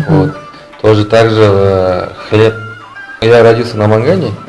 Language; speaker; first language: Russian; non-native, learner; Uzbek